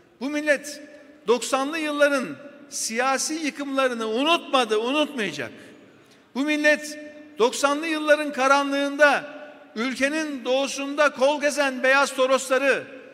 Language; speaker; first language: Turkish; native; Turkish